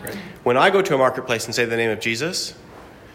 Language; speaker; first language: English; native; English